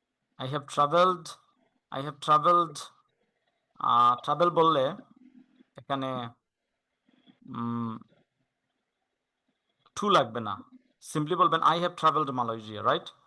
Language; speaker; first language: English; non-native, fluent; Bangla